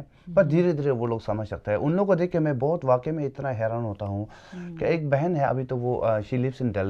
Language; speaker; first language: Hindi; non-native, local second language; Tibetan